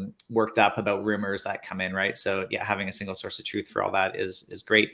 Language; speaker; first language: English; native; English